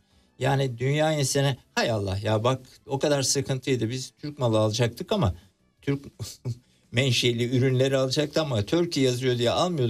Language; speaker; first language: Turkish; native; Turkish